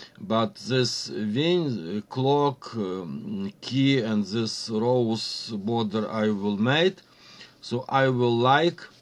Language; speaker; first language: English; non-native, learner; Ukrainian